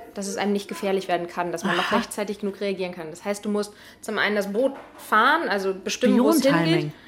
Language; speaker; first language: German; native; German